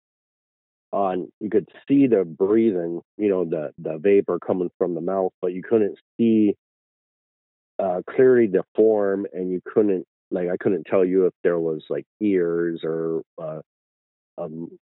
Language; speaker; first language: English; native; English